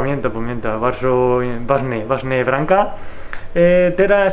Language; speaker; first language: Polish; non-native, learner; Spanish